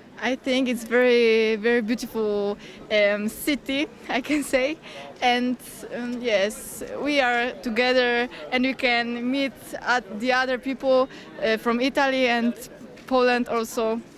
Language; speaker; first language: English; non-native, learner; Italian